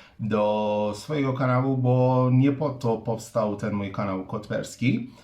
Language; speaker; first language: Polish; non-native, fluent; Persian